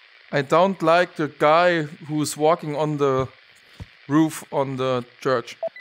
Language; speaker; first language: English; non-native, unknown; German